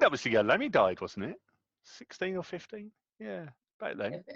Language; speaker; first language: English; native; English